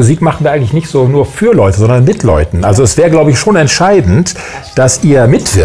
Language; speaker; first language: German; native; German